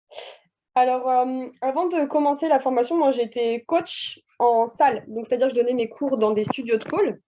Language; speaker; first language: French; native; French